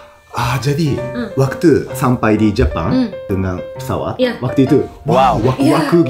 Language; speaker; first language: Indonesian; non-native, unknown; Japanese